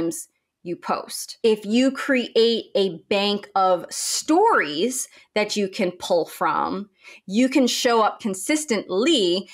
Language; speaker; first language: English; native; English